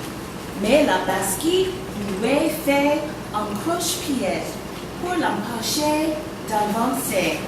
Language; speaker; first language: French; non-native, fluent; English